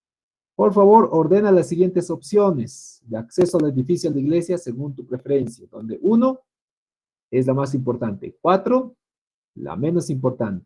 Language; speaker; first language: Spanish; native; Spanish